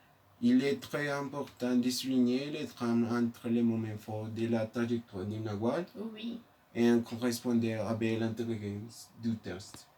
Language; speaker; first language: French; non-native, learner; Spanish